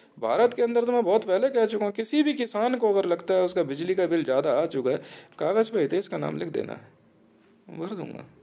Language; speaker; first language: Hindi; native; Hindi